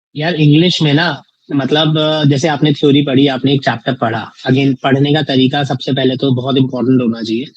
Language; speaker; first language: Hindi; native; Hindi